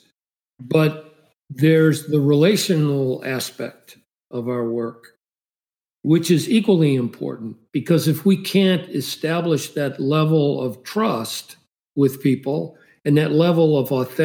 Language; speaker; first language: English; native; English